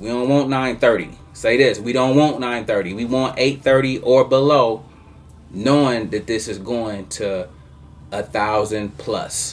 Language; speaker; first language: English; native; English